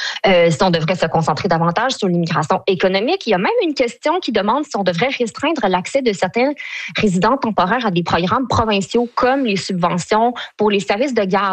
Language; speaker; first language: French; native; French